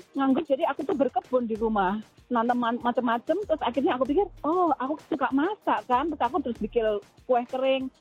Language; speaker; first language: Indonesian; native; Indonesian